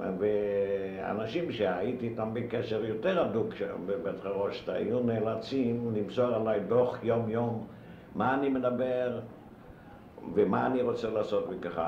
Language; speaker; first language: Hebrew; non-native, fluent; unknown